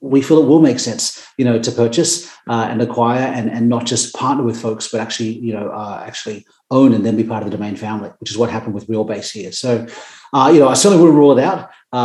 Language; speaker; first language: English; native; English